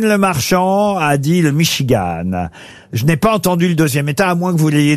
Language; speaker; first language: French; native; French